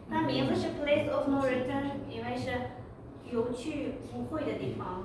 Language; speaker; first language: Chinese; non-native, local second language; Uyghur